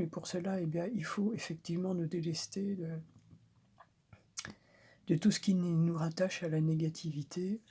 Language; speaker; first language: French; native; French